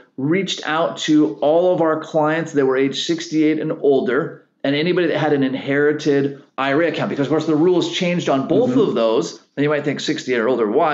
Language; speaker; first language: English; native; English